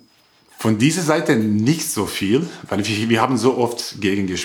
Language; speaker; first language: German; non-native, learner; Croatian